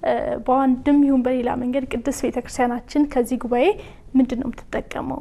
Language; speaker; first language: Amharic; native; Amharic